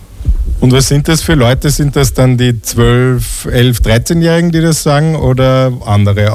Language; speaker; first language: German; native; German